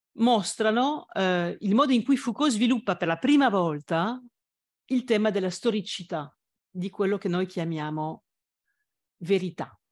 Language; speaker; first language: Italian; non-native, fluent; French